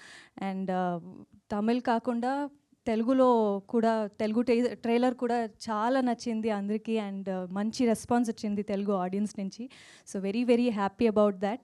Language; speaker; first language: Telugu; non-native, local second language; Kannada